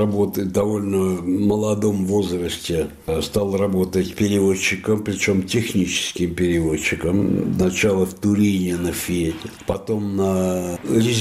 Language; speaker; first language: Russian; non-native, fluent; Spanish